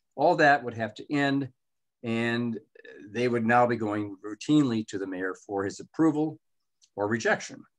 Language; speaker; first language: English; native; English